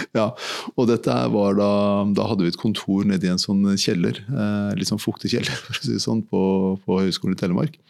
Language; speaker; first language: Norwegian; early bilingual, other home language; Persian